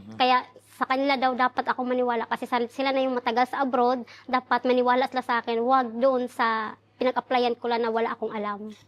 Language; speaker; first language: Filipino; native; Filipino